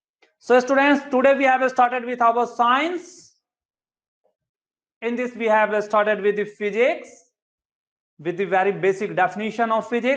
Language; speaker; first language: English; non-native, local second language; Hindi